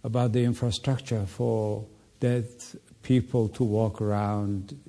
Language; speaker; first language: English; non-native, learner; Mongolian